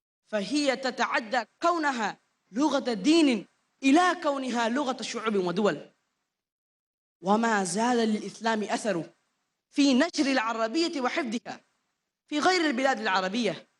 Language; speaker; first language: Arabic; non-native, learner; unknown